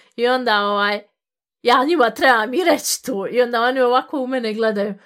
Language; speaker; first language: Bosnian; early bilingual, heritage; Bosnian